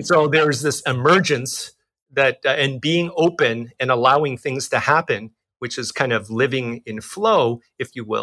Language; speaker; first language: English; native; English